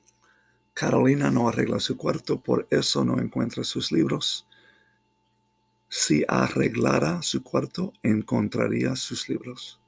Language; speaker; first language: Spanish; non-native, fluent; English